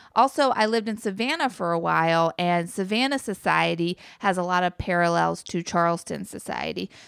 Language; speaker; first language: English; native; English